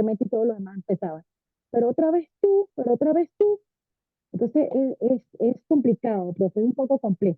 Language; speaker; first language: Spanish; native; Spanish